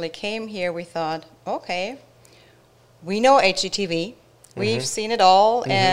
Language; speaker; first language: English; non-native, fluent; German